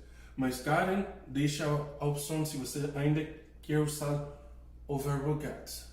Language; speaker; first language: Portuguese; non-native, fluent; English